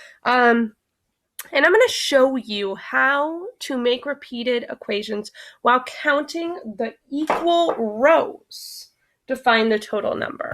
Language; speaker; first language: English; native; English